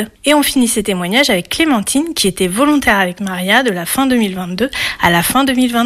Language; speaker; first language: French; native; French